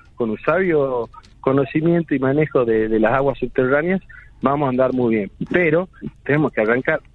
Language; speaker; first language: Spanish; native; Spanish